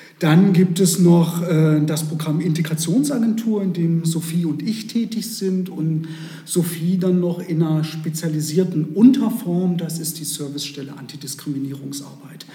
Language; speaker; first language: German; native; German